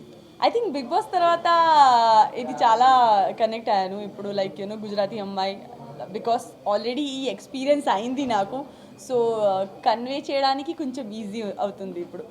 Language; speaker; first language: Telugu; non-native, learner; Gujarati